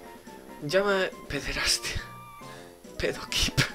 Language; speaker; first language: Spanish; native; Spanish